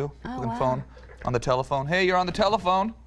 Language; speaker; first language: English; native; English